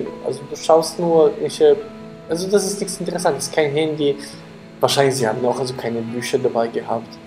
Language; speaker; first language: German; non-native, fluent; Ukrainian